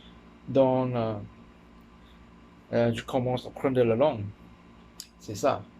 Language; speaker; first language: French; non-native, learner; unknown